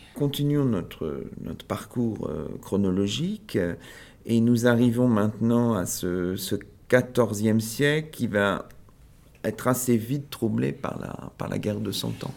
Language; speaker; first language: French; native; French